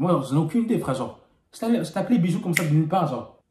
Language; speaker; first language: French; native; French